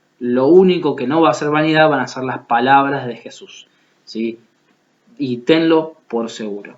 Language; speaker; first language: Spanish; native; Spanish